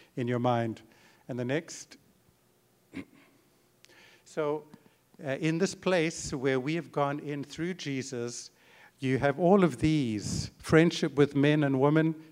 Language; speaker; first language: English; native; English